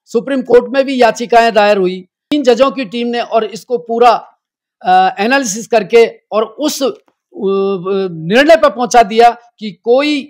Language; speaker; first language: Hindi; native; Hindi